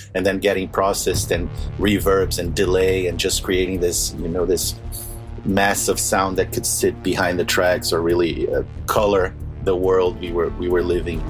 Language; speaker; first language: English; non-native, fluent; Portuguese